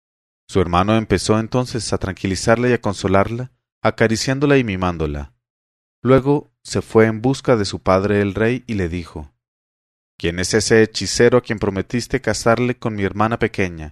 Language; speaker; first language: Spanish; native; Spanish